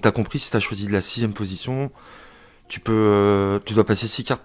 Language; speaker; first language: French; native; French